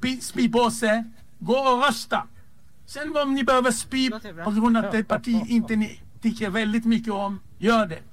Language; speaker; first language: Swedish; non-native, fluent; Hebrew